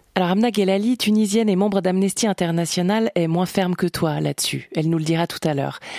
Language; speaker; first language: French; native; French